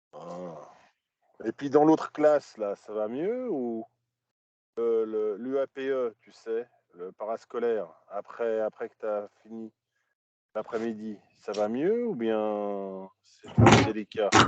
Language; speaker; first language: French; native; French